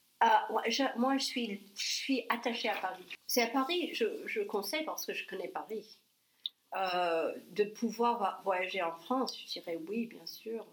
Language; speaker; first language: French; non-native, fluent; English